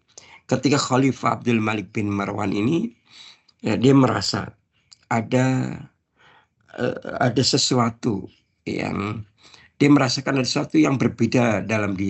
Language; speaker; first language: Indonesian; native; Indonesian